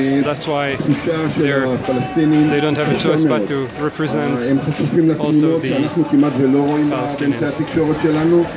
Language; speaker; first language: English; non-native, fluent; Hebrew